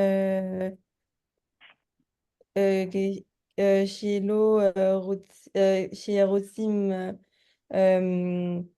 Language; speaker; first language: Hebrew; non-native, learner; French